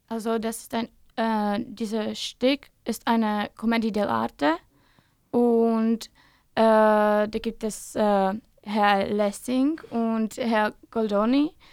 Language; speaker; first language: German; non-native, learner; Czech